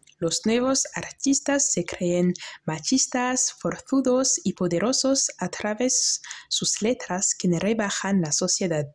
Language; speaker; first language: Spanish; non-native, learner; French